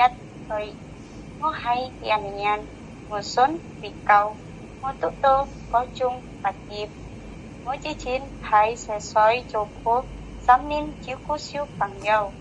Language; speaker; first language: Cantonese; non-native, learner; Indonesian